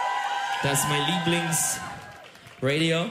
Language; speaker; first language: German; non-native, learner; Turkish